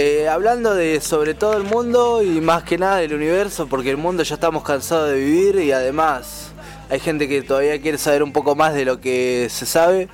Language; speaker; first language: Spanish; native; Spanish